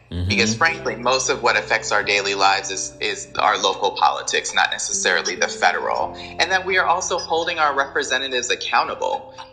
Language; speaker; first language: English; native; English